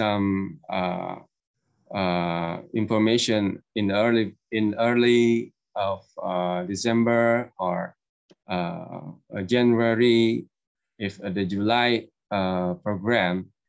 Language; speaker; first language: English; non-native, learner; Indonesian